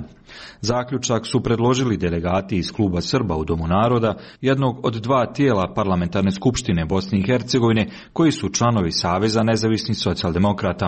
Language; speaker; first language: Serbian; native; Serbian